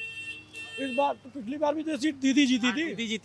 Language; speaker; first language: Hindi; native; Hindi